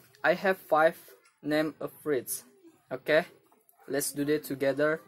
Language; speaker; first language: English; non-native, learner; Indonesian